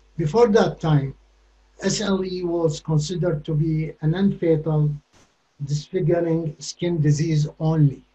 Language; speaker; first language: English; non-native, fluent; Arabic